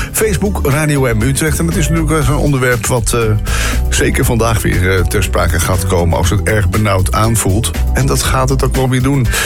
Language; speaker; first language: Dutch; native; Dutch